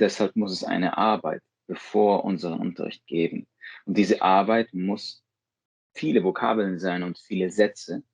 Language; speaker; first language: German; non-native, fluent; Spanish